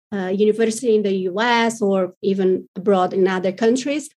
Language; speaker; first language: English; non-native, fluent; Portuguese